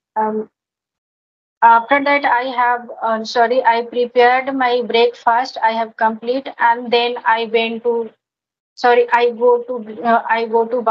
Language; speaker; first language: English; non-native, learner; Hindi